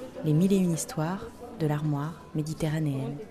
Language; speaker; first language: French; native; French